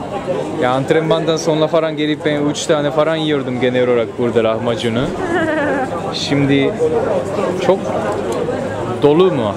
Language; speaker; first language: Turkish; non-native, fluent; Japanese